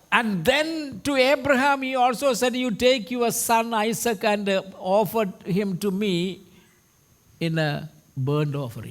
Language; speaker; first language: English; non-native, local second language; Hindi